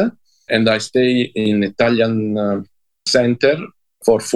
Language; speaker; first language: English; non-native, learner; Italian